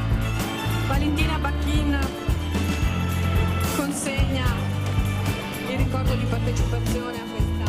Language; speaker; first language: Italian; native; Italian